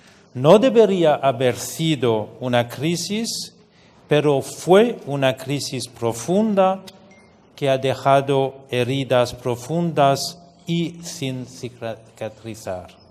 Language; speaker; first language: Spanish; non-native, fluent; French